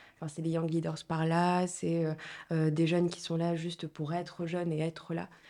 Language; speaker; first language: French; non-native, local second language; Arabic